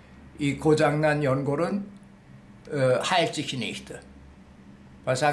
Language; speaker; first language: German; non-native, learner; Korean